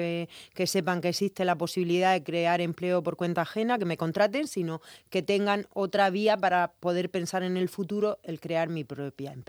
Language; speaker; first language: Spanish; native; Spanish